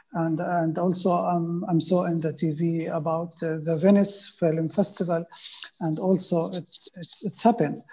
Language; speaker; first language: English; non-native, fluent; Arabic